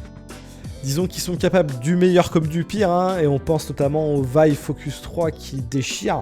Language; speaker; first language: French; native; French